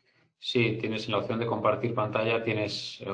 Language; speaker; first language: Spanish; native; Spanish